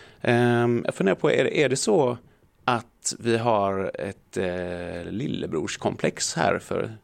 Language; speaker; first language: Swedish; native; Swedish